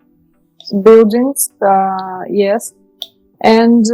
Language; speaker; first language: English; non-native, learner; Russian